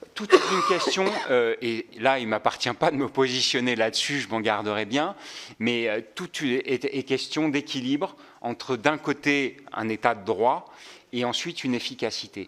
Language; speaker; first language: French; native; French